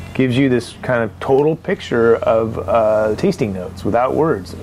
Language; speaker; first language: English; native; English